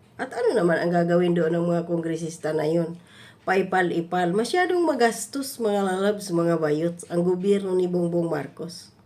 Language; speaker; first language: Filipino; non-native, local second language; Cebuano